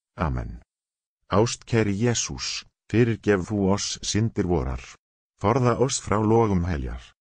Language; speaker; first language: Icelandic; non-native, learner; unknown